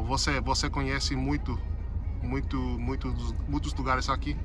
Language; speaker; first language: Portuguese; non-native, learner; English